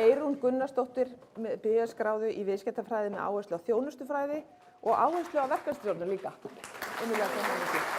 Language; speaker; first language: Icelandic; native; Icelandic